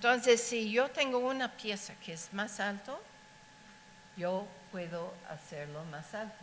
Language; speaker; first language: Spanish; non-native, fluent; English